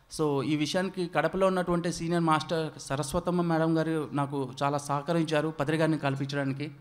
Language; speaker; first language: Telugu; non-native, local second language; Odia